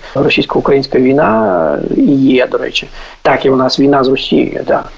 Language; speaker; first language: Ukrainian; non-native, fluent; Russian